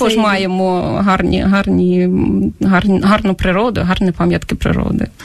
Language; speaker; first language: Ukrainian; non-native, local second language; Russian